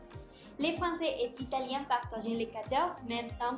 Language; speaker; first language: French; non-native, learner; Spanish